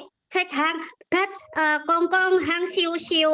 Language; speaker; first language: Cantonese; non-native, learner; Indonesian